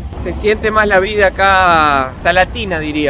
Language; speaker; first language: Spanish; native; Spanish